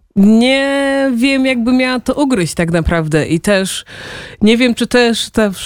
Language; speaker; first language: Polish; early bilingual, heritage; Polish